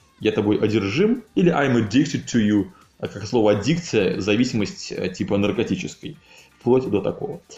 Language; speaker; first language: Russian; native; Russian